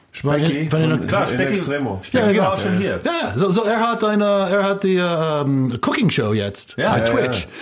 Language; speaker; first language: German; non-native, fluent; English